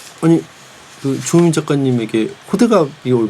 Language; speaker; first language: Korean; native; Korean